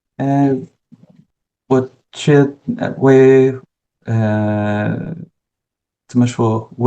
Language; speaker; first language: Chinese; non-native, learner; French